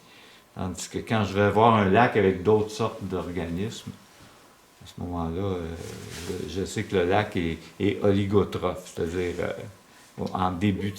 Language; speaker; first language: French; native; French